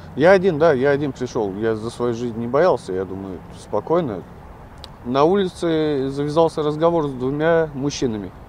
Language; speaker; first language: Russian; native; Russian